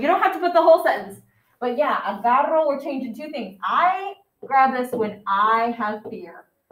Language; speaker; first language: English; native; English